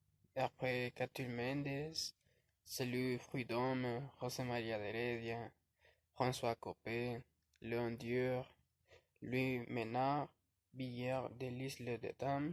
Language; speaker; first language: French; non-native, learner; Spanish